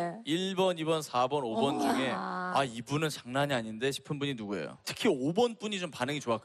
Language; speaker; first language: Korean; native; Korean